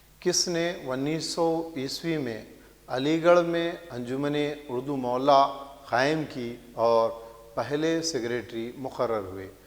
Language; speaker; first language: Urdu; native; Urdu